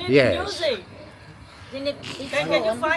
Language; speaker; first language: English; non-native, learner; Khmer